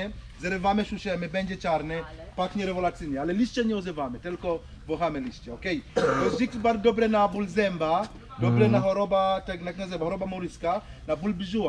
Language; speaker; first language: Polish; non-native, learner; Swahili